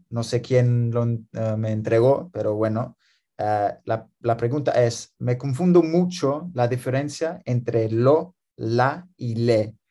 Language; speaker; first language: Spanish; non-native, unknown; English